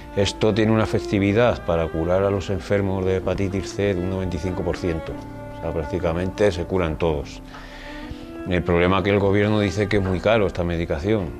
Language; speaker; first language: Spanish; native; Spanish